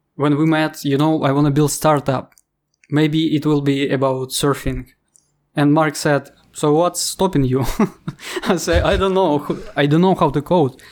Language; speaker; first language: English; non-native, fluent; Ukrainian